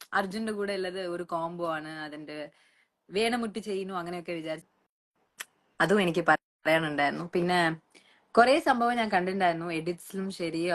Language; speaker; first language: Malayalam; non-native, local second language; Tamil